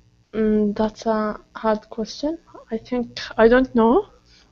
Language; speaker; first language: English; non-native, learner; Arabic